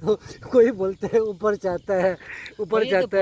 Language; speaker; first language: Hindi; non-native, local second language; Tibetan